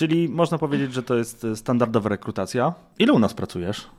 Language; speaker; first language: Polish; native; Polish